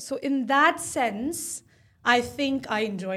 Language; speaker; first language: English; non-native, local second language; Urdu